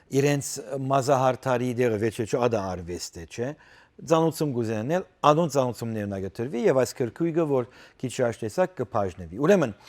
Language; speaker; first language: Armenian; early bilingual, heritage; Armenian